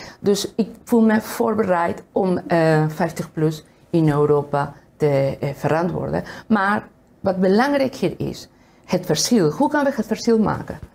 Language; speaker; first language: Dutch; non-native, fluent; Spanish